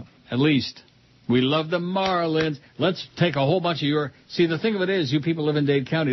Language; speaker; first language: English; native; English